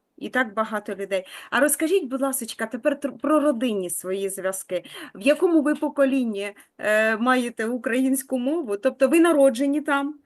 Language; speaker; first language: Ukrainian; native; Ukrainian